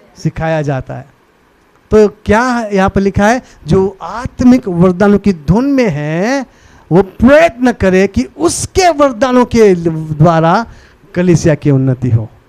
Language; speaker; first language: Hindi; non-native, local second language; Marathi